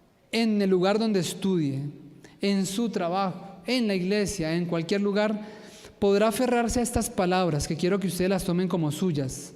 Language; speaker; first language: Spanish; native; Spanish